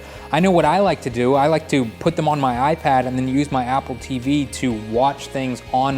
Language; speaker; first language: English; native; English